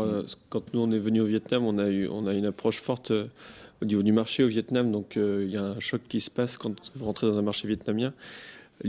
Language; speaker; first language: French; native; French